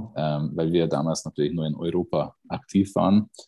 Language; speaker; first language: German; non-native, fluent; Hungarian